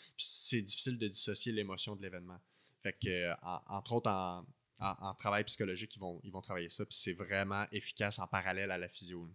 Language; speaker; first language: French; native; French